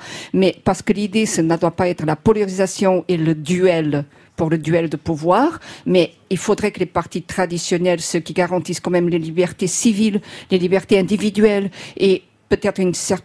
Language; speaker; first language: French; non-native, fluent; Portuguese